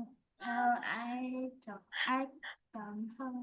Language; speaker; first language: English; non-native, learner; Vietnamese